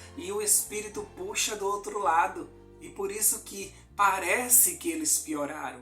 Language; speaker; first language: Portuguese; native; Portuguese